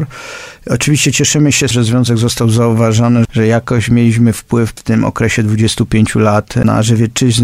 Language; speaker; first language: Polish; native; Polish